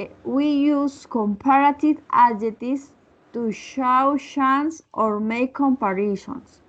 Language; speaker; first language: English; non-native, learner; Spanish